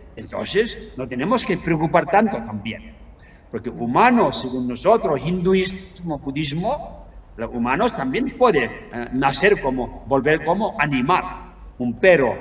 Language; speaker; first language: Spanish; non-native, learner; Tibetan